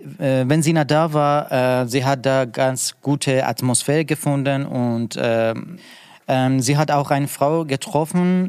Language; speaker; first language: German; non-native, learner; Persian